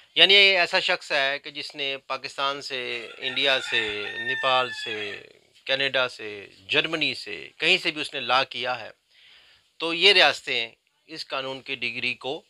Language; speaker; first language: Urdu; native; Urdu